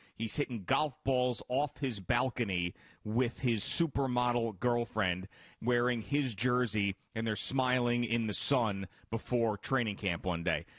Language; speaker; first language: English; native; English